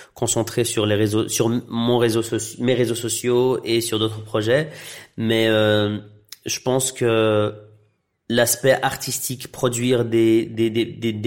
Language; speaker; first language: French; non-native, local second language; Arabic